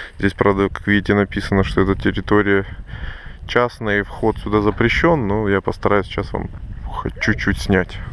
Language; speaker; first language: Russian; native; Russian